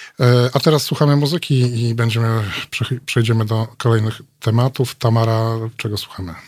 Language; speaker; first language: Polish; native; Polish